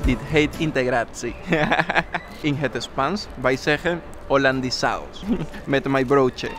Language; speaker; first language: Dutch; non-native, learner; Spanish